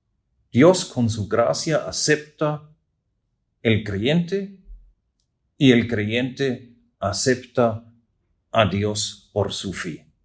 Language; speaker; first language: Spanish; non-native, fluent; German